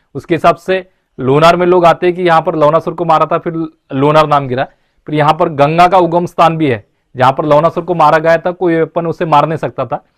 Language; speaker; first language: Hindi; non-native, local second language; Marathi